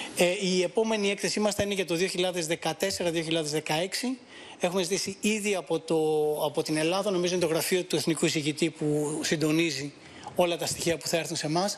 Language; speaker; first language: Greek; native; Greek